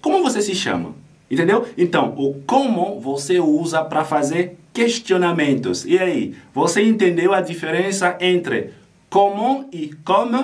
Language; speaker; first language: Portuguese; non-native, fluent; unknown